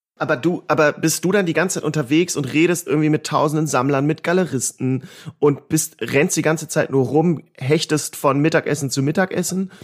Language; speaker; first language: German; native; German